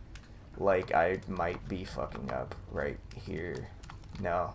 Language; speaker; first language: English; native; English